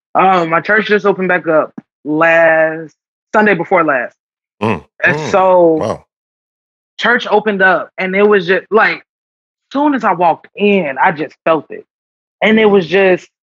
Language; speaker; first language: English; native; English